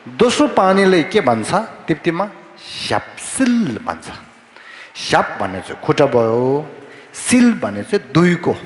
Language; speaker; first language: Nepali; non-native, fluent; Tibetan